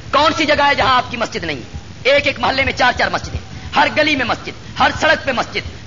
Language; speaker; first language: Urdu; non-native, local second language; Punjabi